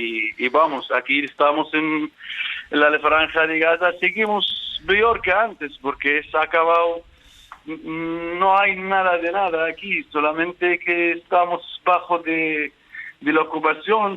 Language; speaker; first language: Spanish; non-native, fluent; Arabic